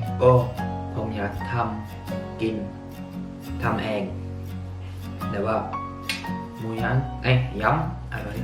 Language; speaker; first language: Thai; early bilingual, heritage; Thai